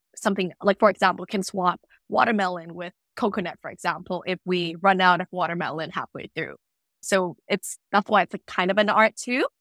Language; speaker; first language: English; non-native, fluent; Vietnamese